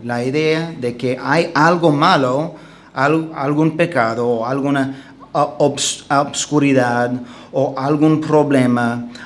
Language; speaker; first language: Spanish; non-native, fluent; English